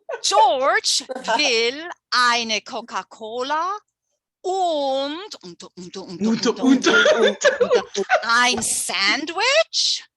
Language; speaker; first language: German; non-native, fluent; English